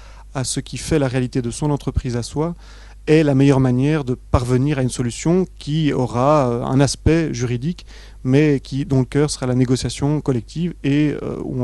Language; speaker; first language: French; native; French